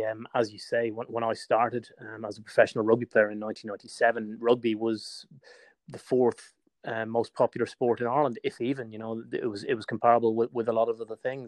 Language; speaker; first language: English; native; English